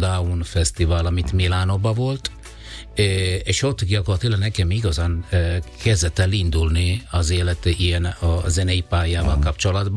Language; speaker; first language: Hungarian; non-native, learner; Italian